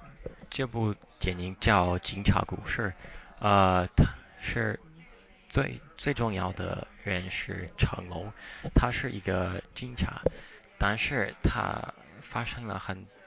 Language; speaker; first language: Chinese; non-native, fluent; English